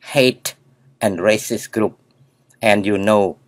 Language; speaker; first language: English; non-native, learner; Khmer